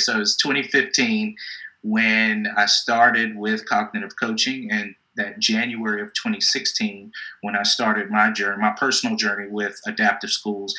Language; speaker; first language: English; native; English